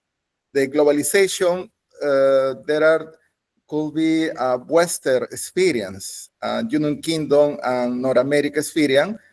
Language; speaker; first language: English; non-native, learner; Spanish